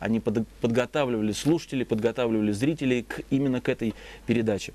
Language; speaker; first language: Russian; native; Russian